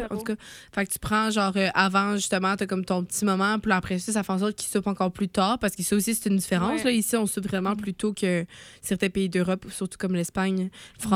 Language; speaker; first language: French; native; French